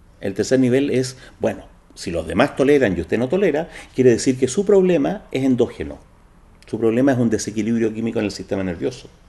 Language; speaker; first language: Spanish; native; Spanish